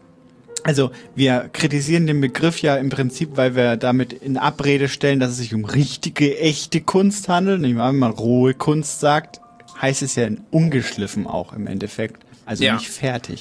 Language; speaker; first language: German; native; German